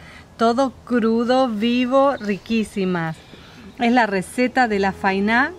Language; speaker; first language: Spanish; native; Spanish